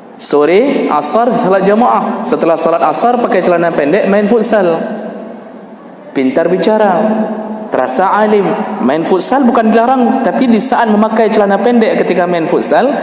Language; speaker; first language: Malay; non-native, fluent; Achinese